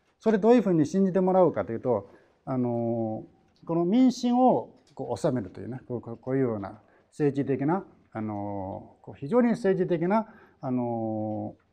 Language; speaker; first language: Japanese; non-native, fluent; Chinese